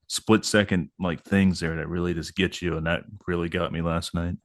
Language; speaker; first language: English; native; English